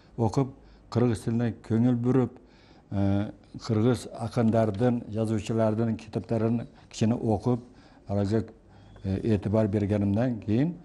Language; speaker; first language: Kyrgyz; non-native, local second language; Uzbek